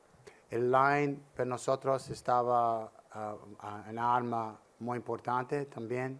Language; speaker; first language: Italian; non-native, learner; English